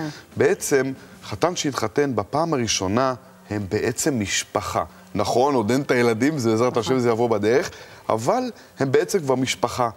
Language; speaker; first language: Hebrew; native; Hebrew